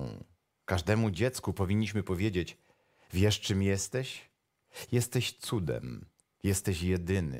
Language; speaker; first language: Polish; native; Polish